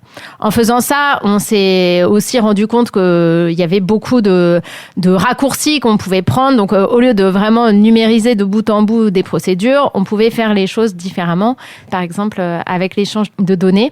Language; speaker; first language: French; native; French